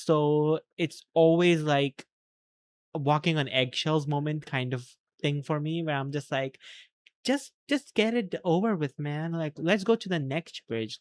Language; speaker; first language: English; native; English